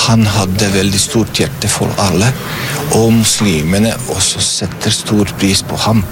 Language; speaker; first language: Norwegian; non-native, fluent; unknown